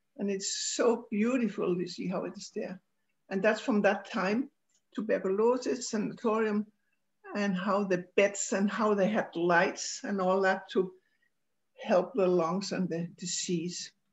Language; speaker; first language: English; non-native, fluent; Danish